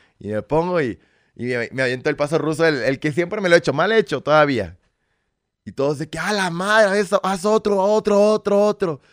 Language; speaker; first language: Spanish; early bilingual, other home language; Russian